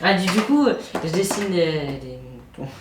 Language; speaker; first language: French; native; French